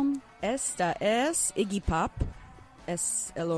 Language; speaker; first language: Spanish; non-native, fluent; English